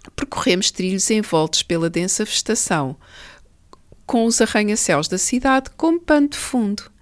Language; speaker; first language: Portuguese; native; Portuguese